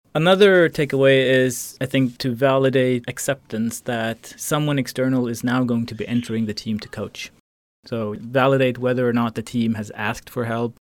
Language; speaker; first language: English; non-native, fluent; Swedish